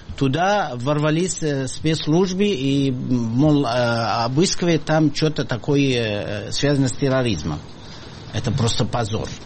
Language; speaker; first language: Russian; non-native, fluent; Arabic